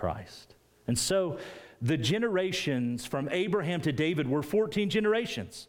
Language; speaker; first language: English; native; English